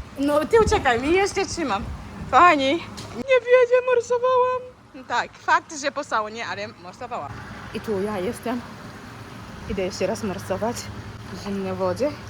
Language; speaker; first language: Polish; non-native, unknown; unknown